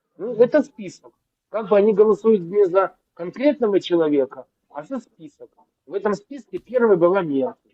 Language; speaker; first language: Russian; native; Russian